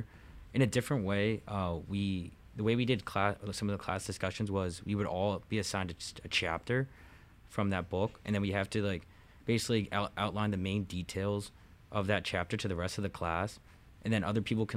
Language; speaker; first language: English; native; English